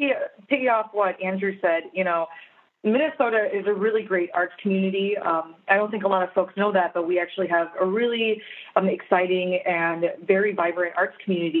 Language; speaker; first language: English; native; English